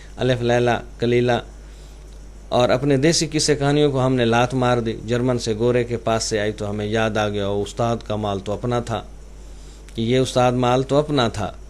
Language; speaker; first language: Urdu; non-native, local second language; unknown